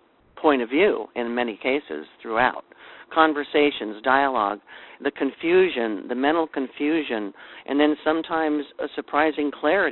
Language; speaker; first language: English; native; English